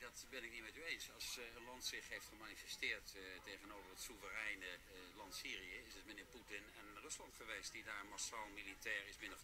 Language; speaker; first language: Dutch; native; Dutch